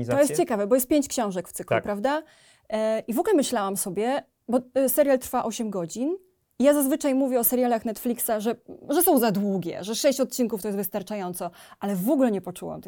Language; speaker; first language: Polish; native; Polish